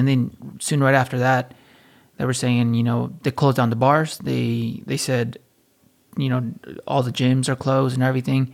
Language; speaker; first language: English; native; English